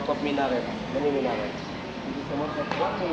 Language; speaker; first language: English; non-native, learner; Indonesian